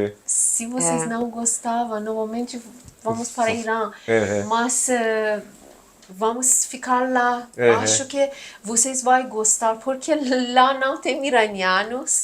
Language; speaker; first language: Portuguese; non-native, learner; Persian